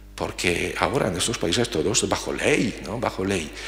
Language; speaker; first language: Spanish; non-native, fluent; Polish